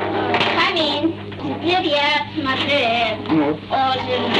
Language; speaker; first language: Russian; native; Russian